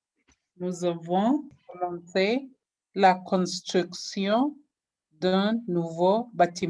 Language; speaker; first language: French; non-native, learner; English